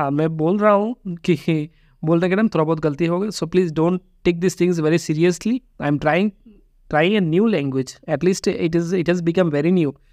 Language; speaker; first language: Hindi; non-native, local second language; Bangla